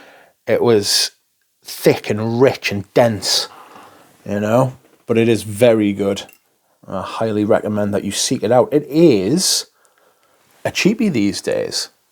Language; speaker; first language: English; native; English